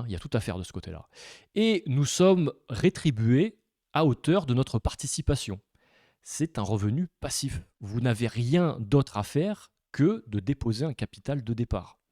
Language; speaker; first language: French; native; French